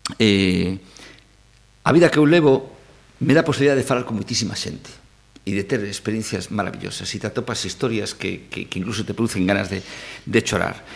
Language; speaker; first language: Galician; native; Galician